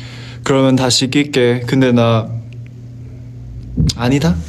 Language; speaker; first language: Korean; non-native, fluent; Chinese